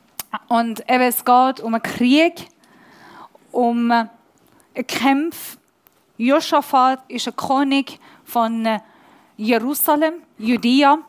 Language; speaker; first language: German; non-native, learner; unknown